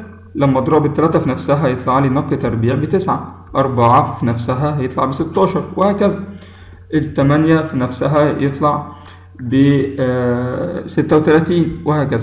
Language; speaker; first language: Arabic; native; Arabic